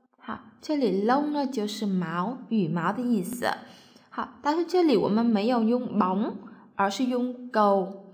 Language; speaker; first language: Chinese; non-native, fluent; Vietnamese